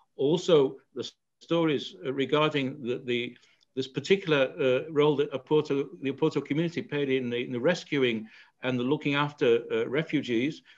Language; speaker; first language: English; native; English